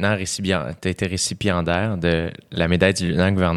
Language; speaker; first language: French; native; French